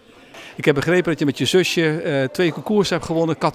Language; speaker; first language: Dutch; native; Dutch